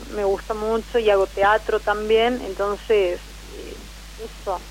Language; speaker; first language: Spanish; native; Spanish